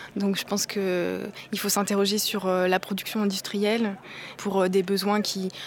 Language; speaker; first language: French; native; French